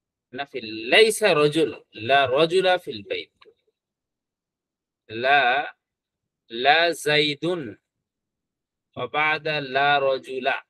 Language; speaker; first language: Arabic; non-native, fluent; Bangla